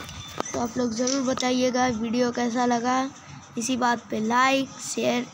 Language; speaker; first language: Hindi; non-native, local second language; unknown